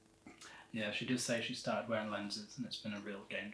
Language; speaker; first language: English; native; English